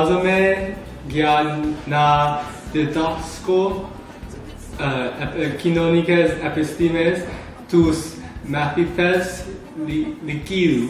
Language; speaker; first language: Greek; non-native, learner; English